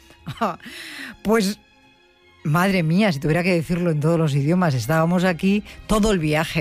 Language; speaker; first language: Spanish; native; Spanish